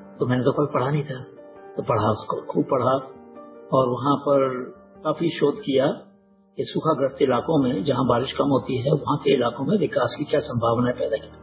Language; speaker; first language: Hindi; native; Hindi